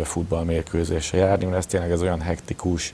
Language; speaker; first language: Hungarian; native; Hungarian